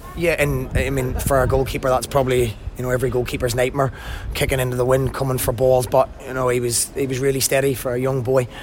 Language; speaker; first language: English; native; English